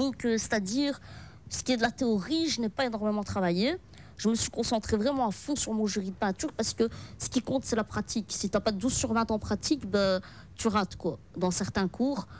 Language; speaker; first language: French; early bilingual, other home language; Arabic